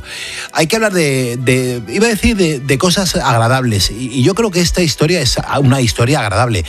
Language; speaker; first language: Spanish; native; Spanish